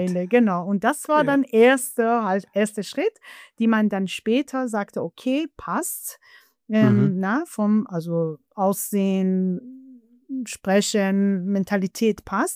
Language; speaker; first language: German; non-native, fluent; Persian